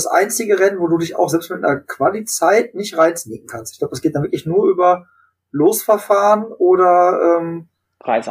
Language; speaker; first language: German; native; German